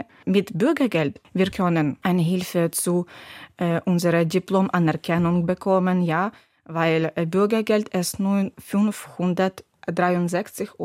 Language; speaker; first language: German; non-native, learner; Ukrainian